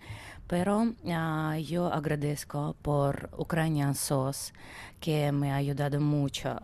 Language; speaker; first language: Spanish; non-native, learner; Ukrainian